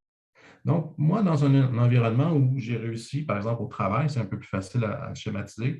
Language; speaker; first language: French; native; French